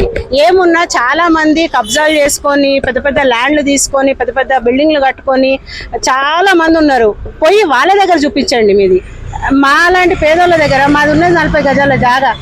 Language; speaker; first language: Telugu; native; Telugu